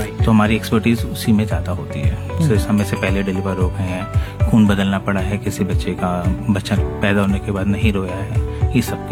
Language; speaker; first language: Hindi; native; Hindi